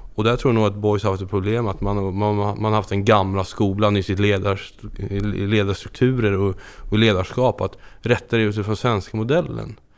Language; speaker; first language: Swedish; native; Swedish